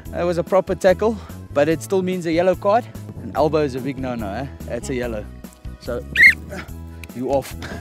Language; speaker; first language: English; non-native, local second language; Afrikaans